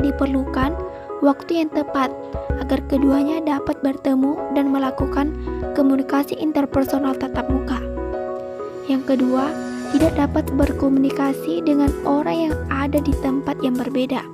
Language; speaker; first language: Indonesian; native; Indonesian